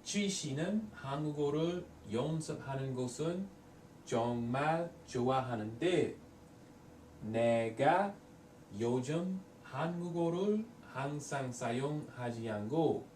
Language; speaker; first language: Korean; non-native, learner; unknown